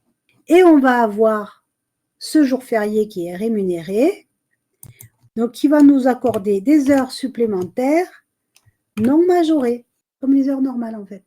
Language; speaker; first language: French; native; French